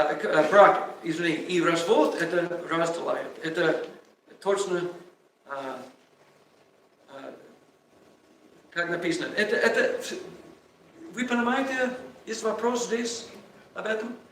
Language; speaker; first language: Russian; non-native, learner; English